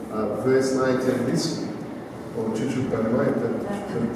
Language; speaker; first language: Russian; non-native, learner; Spanish